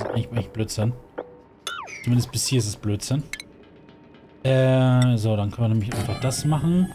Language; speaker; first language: German; native; German